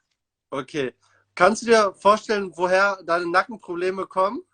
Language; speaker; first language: German; native; German